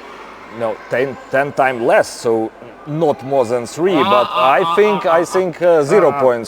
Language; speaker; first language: English; non-native, fluent; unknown